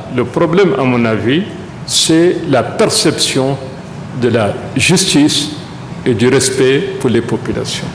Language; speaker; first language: French; non-native, local second language; Arabic